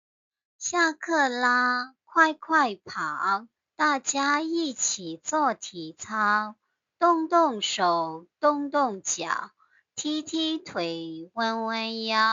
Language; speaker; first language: Chinese; non-native, fluent; Burmese